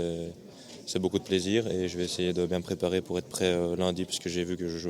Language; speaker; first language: French; native; French